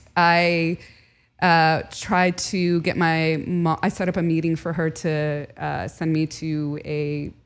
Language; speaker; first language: English; early bilingual, other home language; Arabic